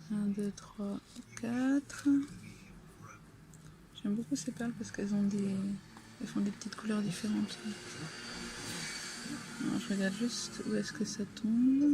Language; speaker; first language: French; native; French